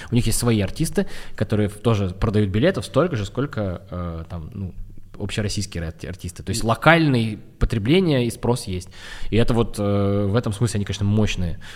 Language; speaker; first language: Russian; native; Russian